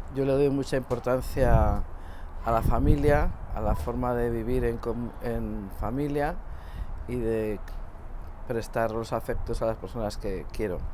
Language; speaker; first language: Spanish; native; Spanish